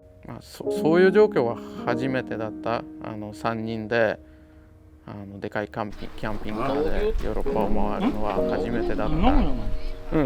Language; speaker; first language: Japanese; non-native, fluent; Polish